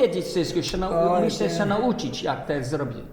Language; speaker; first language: Polish; early bilingual, heritage; Polish